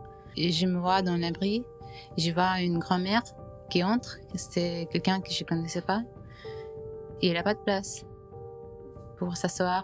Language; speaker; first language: French; non-native, fluent; Ukrainian